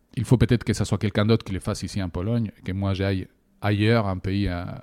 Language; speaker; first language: French; non-native, fluent; Spanish